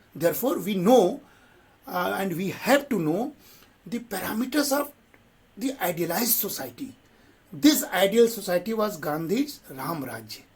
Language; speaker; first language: English; non-native, local second language; Hindi